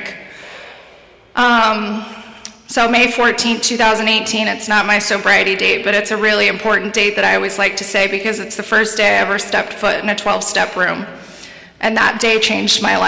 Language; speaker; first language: English; native; English